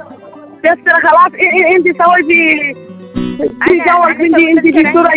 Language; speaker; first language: Arabic; non-native, learner; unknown